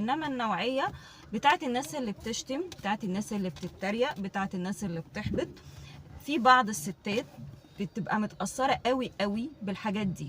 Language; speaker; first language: Arabic; native; Arabic